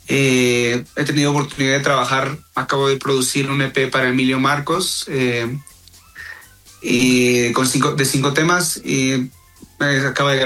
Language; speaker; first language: Spanish; native; Spanish